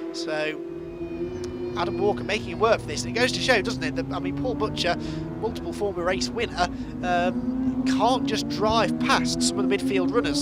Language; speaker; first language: English; native; English